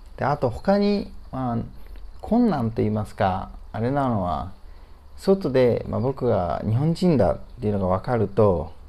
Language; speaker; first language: Japanese; native; Japanese